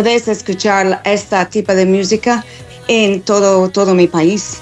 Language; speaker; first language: Spanish; non-native, fluent; English